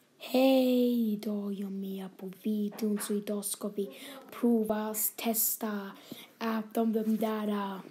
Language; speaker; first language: Swedish; early bilingual, other home language; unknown